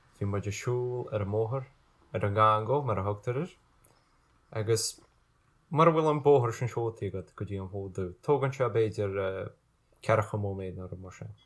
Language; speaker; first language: Irish; native; Irish